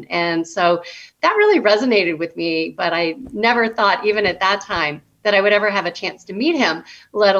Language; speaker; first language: English; native; English